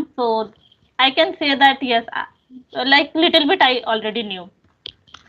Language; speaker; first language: English; non-native, local second language; Hindi